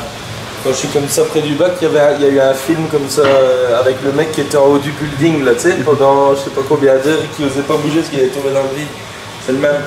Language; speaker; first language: French; native; French